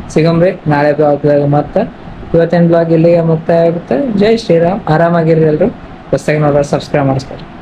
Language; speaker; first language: Kannada; native; Kannada